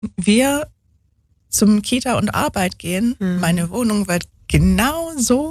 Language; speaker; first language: German; non-native, fluent; English